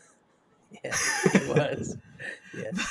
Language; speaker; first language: English; native; English